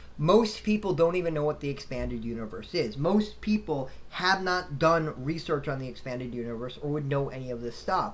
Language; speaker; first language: English; native; English